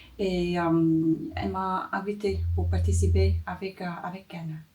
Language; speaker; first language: French; non-native, learner; Vietnamese